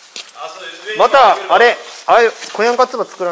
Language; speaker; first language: Japanese; native; Japanese